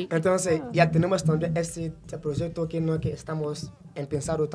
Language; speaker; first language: Spanish; non-native, fluent; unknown